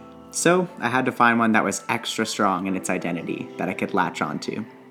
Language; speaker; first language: English; native; English